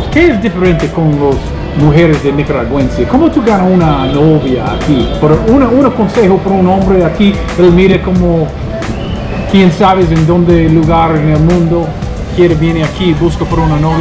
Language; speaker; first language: Spanish; non-native, learner; English